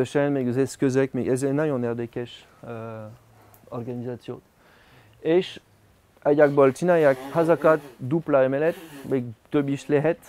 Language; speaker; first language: Hungarian; non-native, learner; French